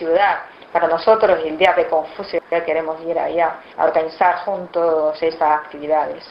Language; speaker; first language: Spanish; non-native, fluent; Chinese